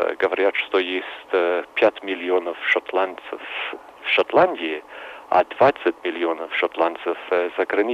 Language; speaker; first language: Russian; non-native, fluent; English